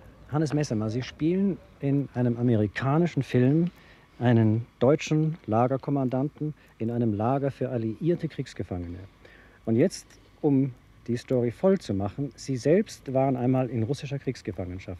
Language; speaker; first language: German; native; German